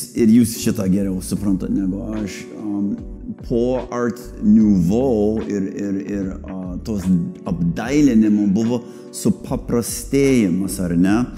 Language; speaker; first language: Lithuanian; early bilingual, heritage; English